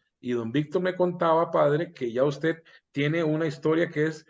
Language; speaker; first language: Spanish; native; Spanish